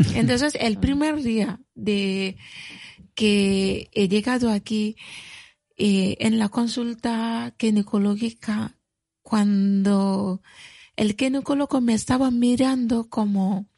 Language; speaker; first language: Spanish; non-native, fluent; Bambara